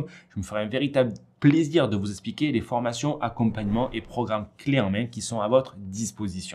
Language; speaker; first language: French; native; French